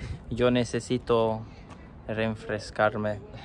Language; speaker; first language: Spanish; non-native, learner; Romanian